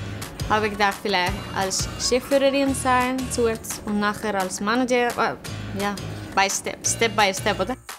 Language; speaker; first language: German; non-native, learner; Spanish